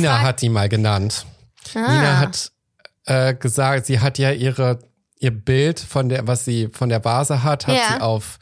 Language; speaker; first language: German; native; German